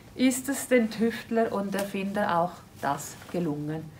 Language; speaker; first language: German; native; German